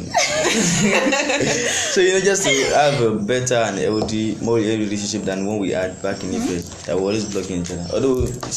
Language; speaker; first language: English; non-native, local second language; Yoruba